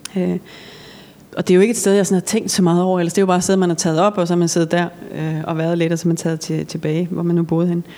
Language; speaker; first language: Danish; early bilingual, other home language; Norwegian